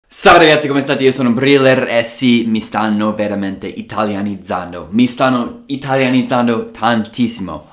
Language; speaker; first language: Italian; non-native, fluent; English